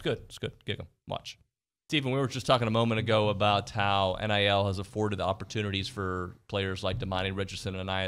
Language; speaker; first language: English; native; English